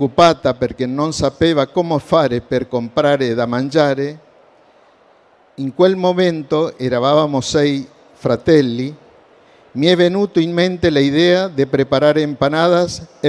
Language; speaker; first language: Italian; non-native, learner; Spanish